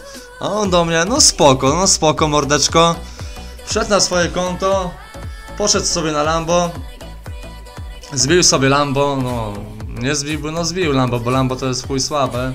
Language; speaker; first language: Polish; native; Polish